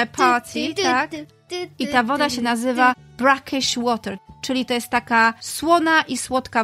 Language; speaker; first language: Polish; native; Polish